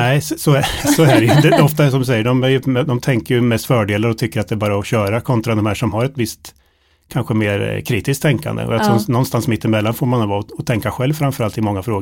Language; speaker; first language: Swedish; native; Swedish